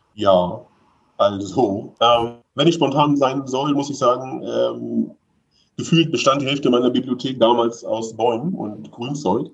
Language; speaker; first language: German; native; German